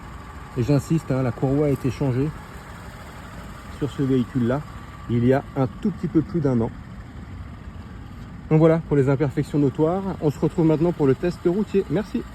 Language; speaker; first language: French; native; French